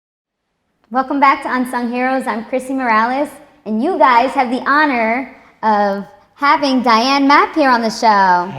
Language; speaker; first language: English; native; English